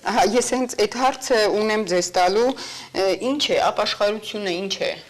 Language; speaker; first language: Armenian; native; Armenian